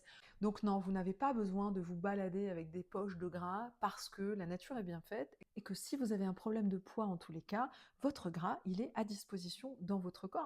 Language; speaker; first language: French; native; French